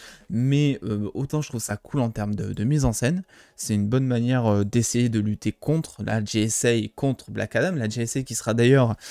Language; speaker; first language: French; native; French